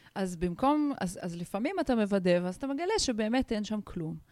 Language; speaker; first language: Hebrew; non-native, fluent; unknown